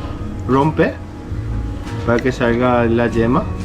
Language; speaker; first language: Spanish; non-native, fluent; Korean